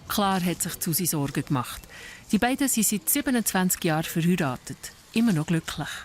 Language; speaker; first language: German; native; German